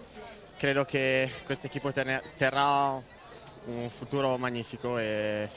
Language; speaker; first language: Spanish; non-native, fluent; Italian